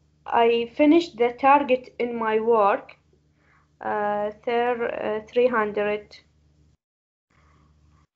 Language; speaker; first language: English; non-native, learner; Arabic